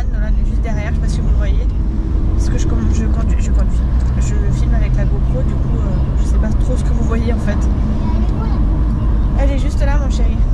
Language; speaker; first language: French; native; French